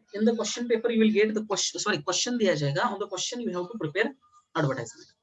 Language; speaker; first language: Hindi; non-native, local second language; Marathi